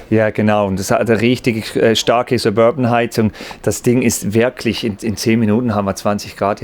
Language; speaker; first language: German; native; German